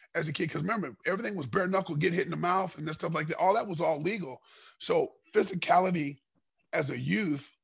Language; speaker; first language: English; native; English